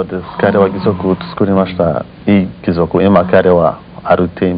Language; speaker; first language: Japanese; non-native, learner; Kurdish